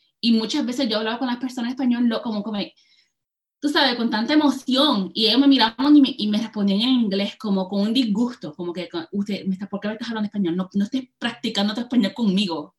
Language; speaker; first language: Spanish; early bilingual, heritage; Spanish